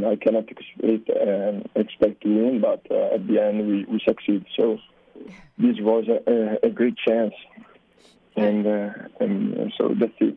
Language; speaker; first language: English; non-native, learner; Italian